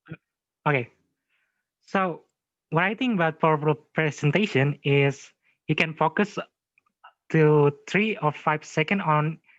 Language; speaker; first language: English; non-native, learner; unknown